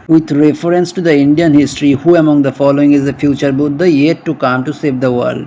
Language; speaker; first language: English; non-native, local second language; Bangla